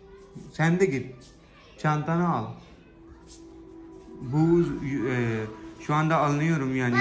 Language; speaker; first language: Turkish; non-native, learner; Urdu